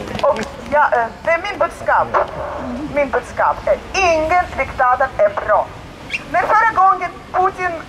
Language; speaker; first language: Swedish; non-native, learner; Russian